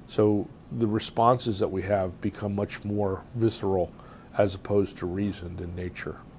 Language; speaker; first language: English; native; English